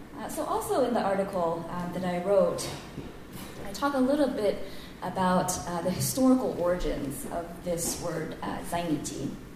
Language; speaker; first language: English; native; English